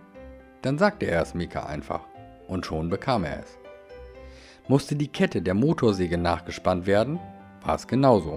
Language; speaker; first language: German; native; German